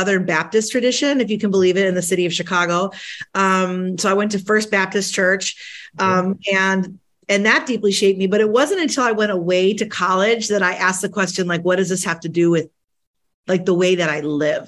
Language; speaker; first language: English; early bilingual, other home language; Spanish